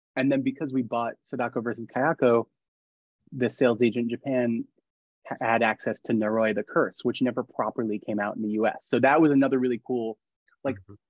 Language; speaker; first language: English; native; English